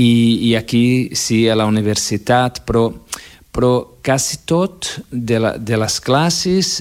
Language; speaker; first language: Catalan; non-native, fluent; Portuguese